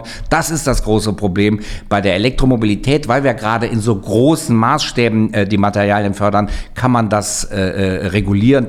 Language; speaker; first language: German; native; German